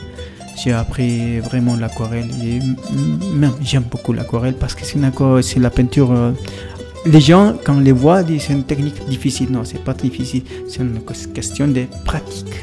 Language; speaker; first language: French; non-native, learner; Spanish